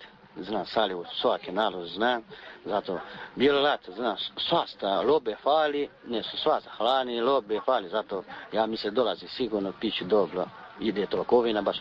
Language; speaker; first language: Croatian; non-native, learner; Chinese